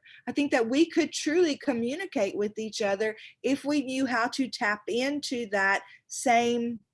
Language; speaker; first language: English; native; English